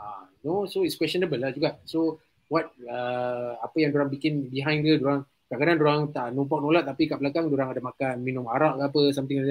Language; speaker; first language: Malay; native; Malay